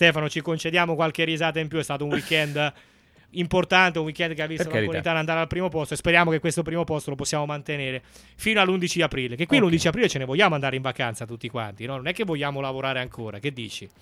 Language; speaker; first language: Italian; native; Italian